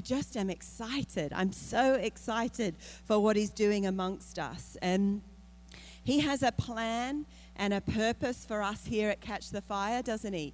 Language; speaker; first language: English; native; English